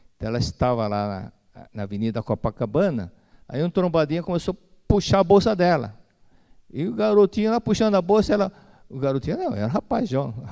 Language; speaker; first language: Portuguese; native; Portuguese